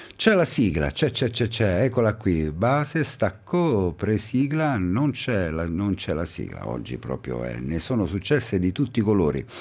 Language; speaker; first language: Italian; native; Italian